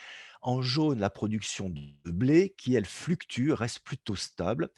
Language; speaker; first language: French; native; French